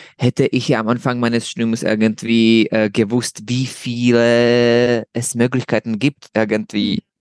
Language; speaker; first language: German; non-native, fluent; Czech